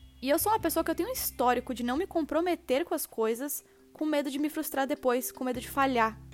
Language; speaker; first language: Portuguese; native; Portuguese